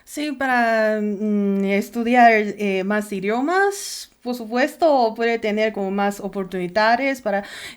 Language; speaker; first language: Spanish; non-native, learner; Chinese